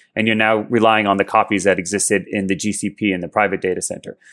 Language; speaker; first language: English; native; English